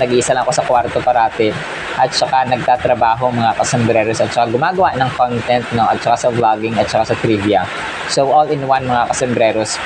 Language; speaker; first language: Filipino; native; Filipino